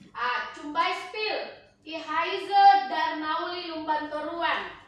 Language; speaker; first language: German; non-native, learner; Indonesian